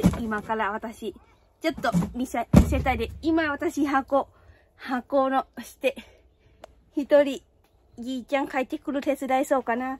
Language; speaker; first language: Japanese; non-native, learner; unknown